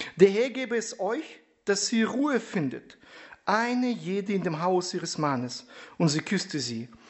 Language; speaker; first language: German; non-native, fluent; Russian